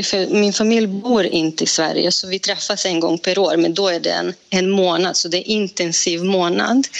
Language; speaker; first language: Swedish; non-native, fluent; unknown